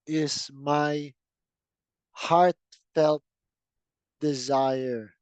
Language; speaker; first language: English; non-native, local second language; Filipino